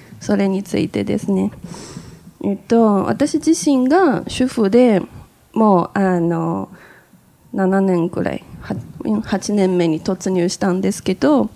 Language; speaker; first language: Japanese; non-native, fluent; Chinese